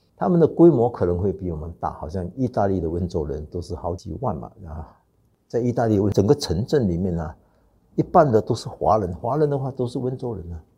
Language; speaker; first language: Chinese; non-native, local second language; Wu Chinese